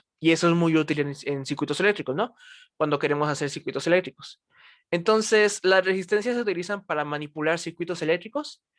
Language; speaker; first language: Spanish; native; Spanish